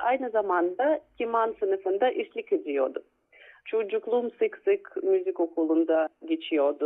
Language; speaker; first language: Turkish; non-native, fluent; Russian